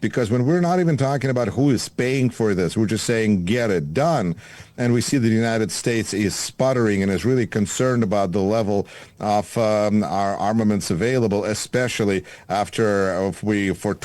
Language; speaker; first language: English; non-native, fluent; Russian